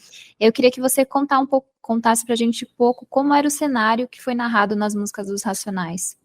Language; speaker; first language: Portuguese; native; Portuguese